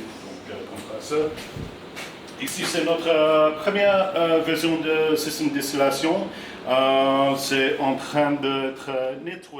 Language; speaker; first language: French; non-native, fluent; English